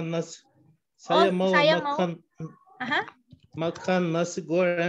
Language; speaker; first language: Indonesian; non-native, learner; Turkish